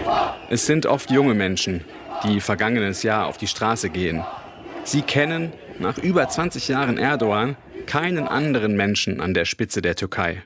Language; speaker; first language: German; native; German